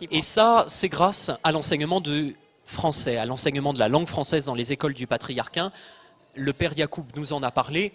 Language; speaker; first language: French; native; French